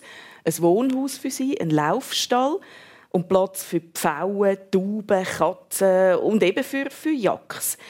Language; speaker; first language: German; native; German